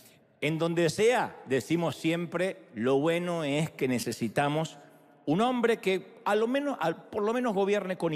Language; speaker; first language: Spanish; native; Spanish